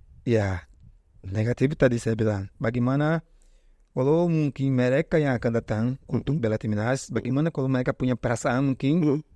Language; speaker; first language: Indonesian; non-native, fluent; Portuguese